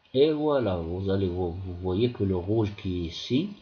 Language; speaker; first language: French; non-native, local second language; Arabic